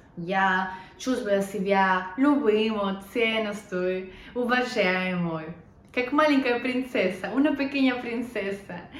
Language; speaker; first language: Russian; non-native, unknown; Spanish